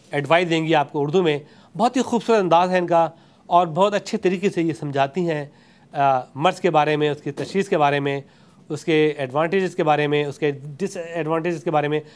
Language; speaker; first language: Urdu; native; Urdu